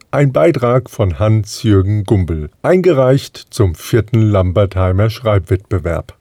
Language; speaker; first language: German; native; German